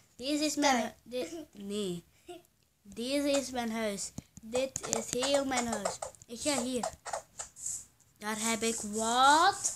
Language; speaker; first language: Dutch; early bilingual, other home language; Turkish